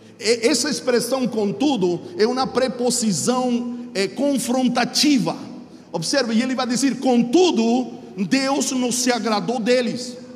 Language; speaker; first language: Portuguese; non-native, fluent; Spanish